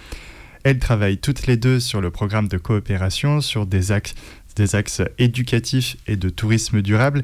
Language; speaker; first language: French; native; French